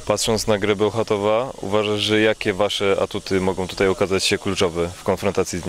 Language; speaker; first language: Polish; native; Polish